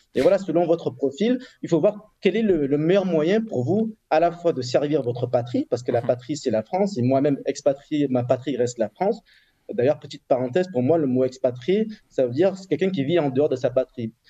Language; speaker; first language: French; native; French